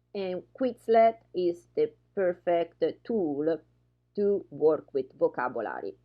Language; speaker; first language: English; non-native, fluent; Italian